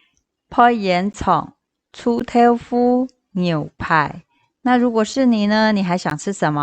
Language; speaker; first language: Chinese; native; Chinese